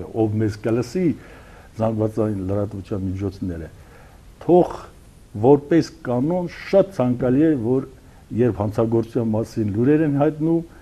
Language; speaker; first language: Armenian; non-native, local second language; Kurdish